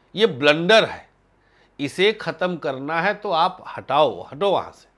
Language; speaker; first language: Hindi; native; Hindi